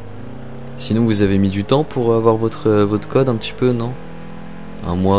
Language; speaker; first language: French; native; French